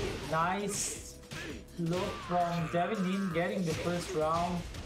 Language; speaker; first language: English; non-native, fluent; Italian